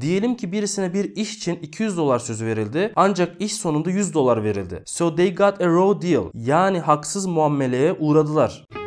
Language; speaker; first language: Turkish; native; Turkish